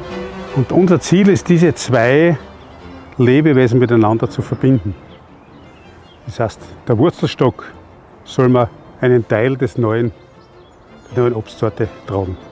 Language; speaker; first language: German; native; German